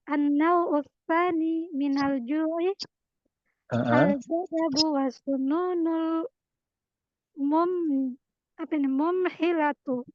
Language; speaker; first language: Arabic; non-native, learner; Indonesian